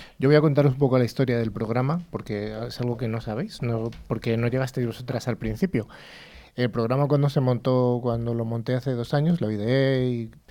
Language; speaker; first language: Spanish; native; Spanish